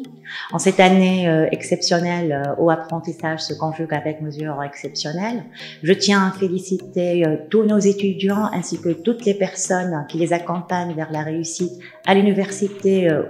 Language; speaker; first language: French; non-native, local second language; Arabic